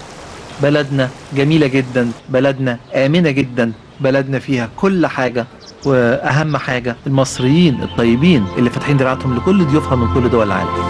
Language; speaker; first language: Arabic; native; Arabic